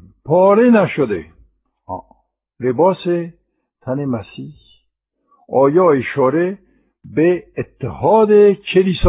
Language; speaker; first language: Persian; non-native, fluent; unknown